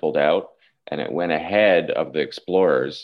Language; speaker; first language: English; native; English